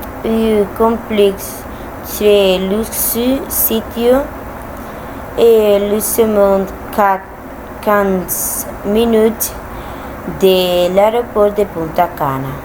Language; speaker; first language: French; non-native, learner; Spanish